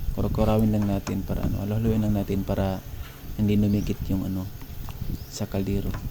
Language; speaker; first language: Filipino; non-native, local second language; Cebuano